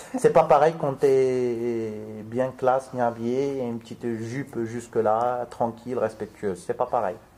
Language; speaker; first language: French; non-native, local second language; Arabic